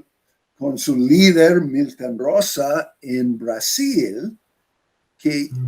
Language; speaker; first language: Spanish; non-native, fluent; English